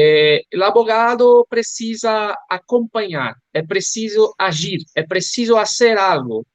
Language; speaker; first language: Spanish; non-native, learner; Portuguese